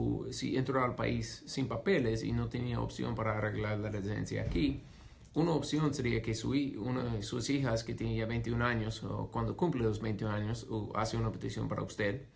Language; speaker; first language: Spanish; non-native, fluent; English